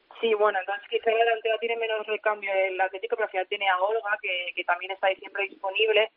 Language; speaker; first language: Spanish; native; Spanish